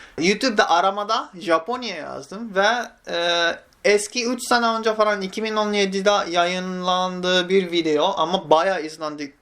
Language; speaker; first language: Turkish; non-native, fluent; Japanese